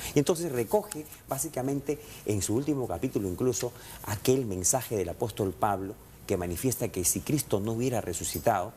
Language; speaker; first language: Spanish; native; Spanish